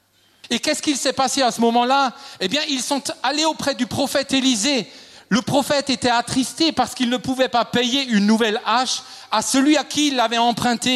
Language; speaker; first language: French; native; French